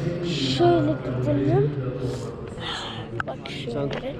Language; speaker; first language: Turkish; early bilingual, heritage; Turkish